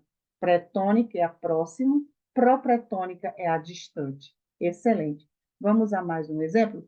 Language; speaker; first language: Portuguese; native; Portuguese